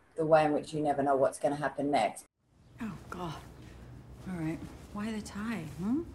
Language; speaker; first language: English; native; English